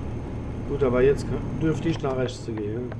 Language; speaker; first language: German; non-native, learner; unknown